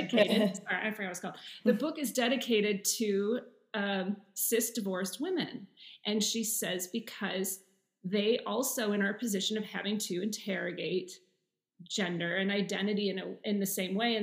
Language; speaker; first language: English; native; English